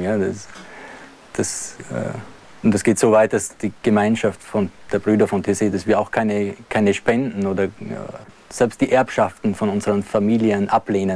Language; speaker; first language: German; non-native, fluent; French